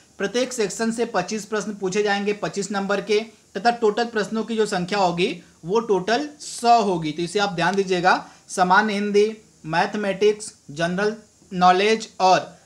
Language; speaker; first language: Hindi; native; Hindi